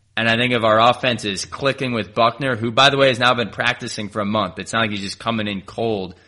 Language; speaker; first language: English; native; English